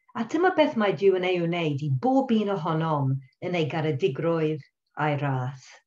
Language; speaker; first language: Welsh; non-native, local second language; English